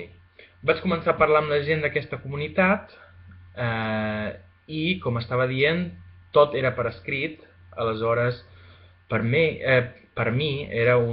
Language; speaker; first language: Catalan; non-native, fluent; Spanish